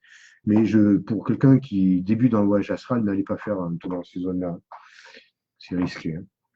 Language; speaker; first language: French; native; French